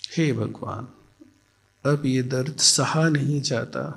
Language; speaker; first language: Hindi; native; Hindi